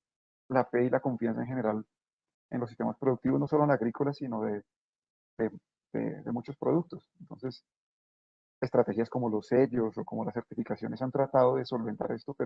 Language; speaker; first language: Spanish; native; Spanish